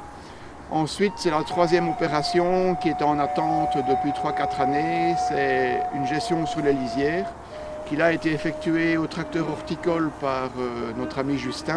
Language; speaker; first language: French; native; French